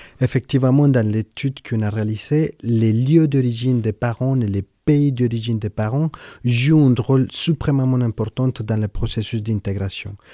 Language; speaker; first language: French; non-native, fluent; Spanish